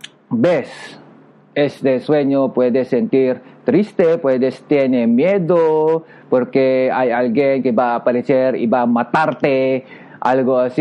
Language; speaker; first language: Spanish; non-native, learner; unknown